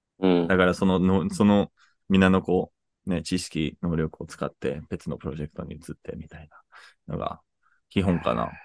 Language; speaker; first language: Japanese; non-native, fluent; English